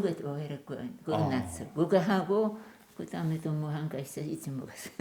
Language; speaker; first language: Korean; non-native, learner; German